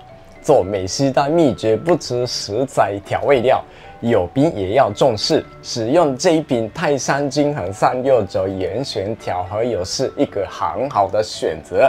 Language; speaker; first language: Chinese; non-native, fluent; Japanese